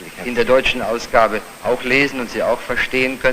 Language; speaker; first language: German; native; German